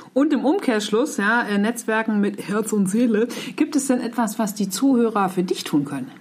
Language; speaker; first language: German; native; German